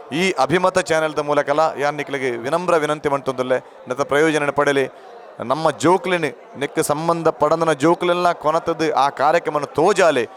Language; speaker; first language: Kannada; non-native, local second language; Tulu